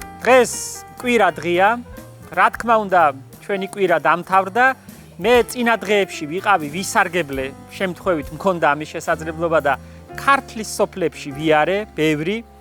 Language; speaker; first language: Georgian; native; Georgian